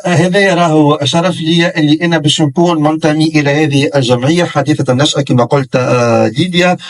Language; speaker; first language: Arabic; native; Arabic